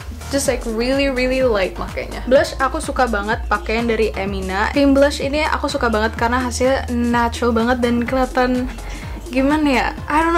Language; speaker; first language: Indonesian; native; Indonesian